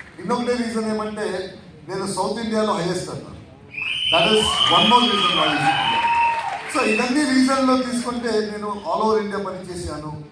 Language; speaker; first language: Telugu; non-native, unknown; Tulu